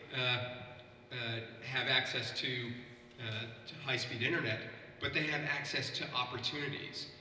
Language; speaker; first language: English; native; English